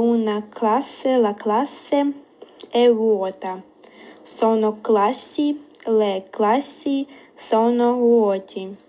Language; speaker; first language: Italian; non-native, learner; Ukrainian